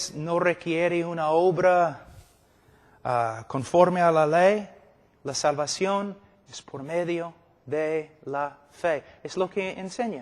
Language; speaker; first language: Spanish; non-native, fluent; English